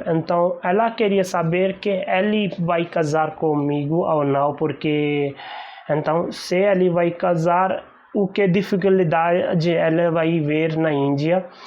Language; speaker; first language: Portuguese; non-native, learner; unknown